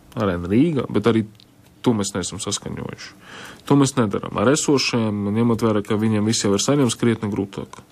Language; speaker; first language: Latvian; non-native, local second language; Russian